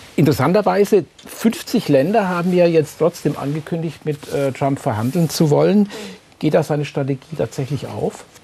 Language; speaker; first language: German; native; German